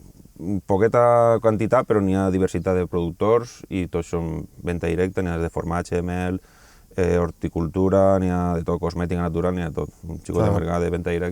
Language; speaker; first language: Catalan; native; Catalan